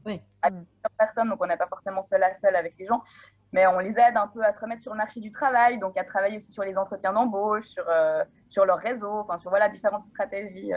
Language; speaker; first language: French; native; French